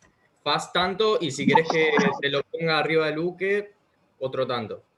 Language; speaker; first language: Spanish; native; Spanish